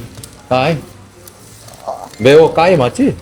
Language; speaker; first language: Korean; native; Korean